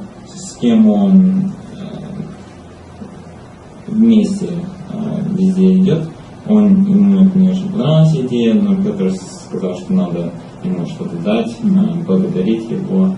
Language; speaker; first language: Russian; early bilingual, heritage; Russian